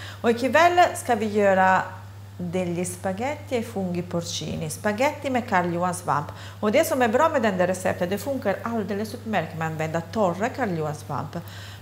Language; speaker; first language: Swedish; non-native, fluent; Italian